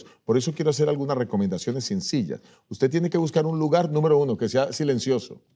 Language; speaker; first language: Spanish; native; Spanish